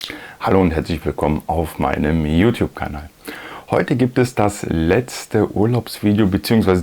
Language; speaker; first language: German; native; German